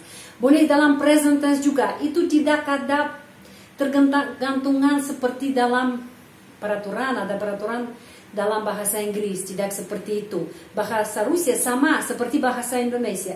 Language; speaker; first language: Indonesian; non-native, fluent; Russian